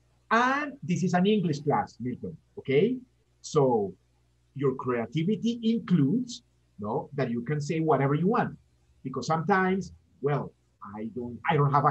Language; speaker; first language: English; non-native, fluent; Spanish